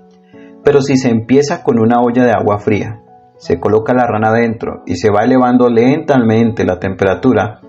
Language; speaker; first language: Spanish; native; Spanish